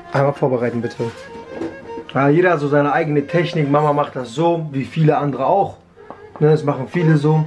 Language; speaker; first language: German; early bilingual, other home language; Kurdish